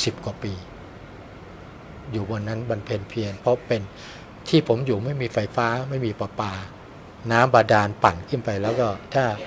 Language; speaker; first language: Thai; native; Thai